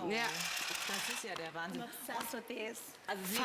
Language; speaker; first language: German; native; German